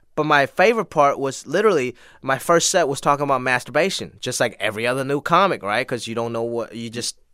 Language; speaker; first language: English; non-native, local second language; Cantonese